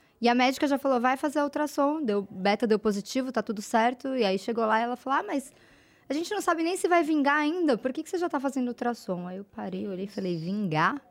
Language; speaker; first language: Portuguese; native; Portuguese